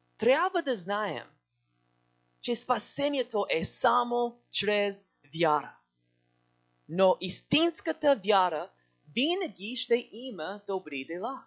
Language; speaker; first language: Bulgarian; non-native, learner; English